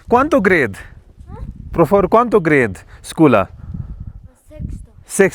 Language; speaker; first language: Spanish; non-native, learner; Hindi